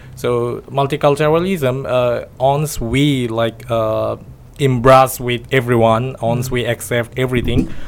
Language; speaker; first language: English; non-native, local second language; Bangla